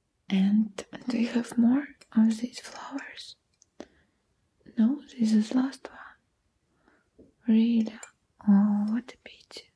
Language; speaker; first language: English; non-native, learner; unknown